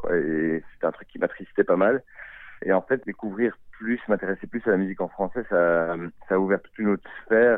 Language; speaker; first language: French; native; French